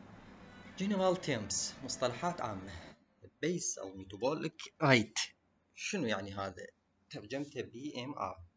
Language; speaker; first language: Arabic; native; Arabic